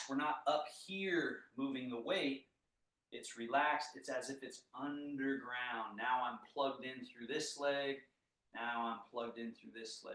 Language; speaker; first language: English; native; English